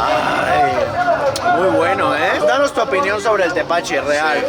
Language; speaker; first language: Spanish; native; Spanish